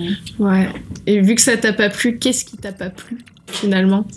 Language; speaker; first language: French; native; French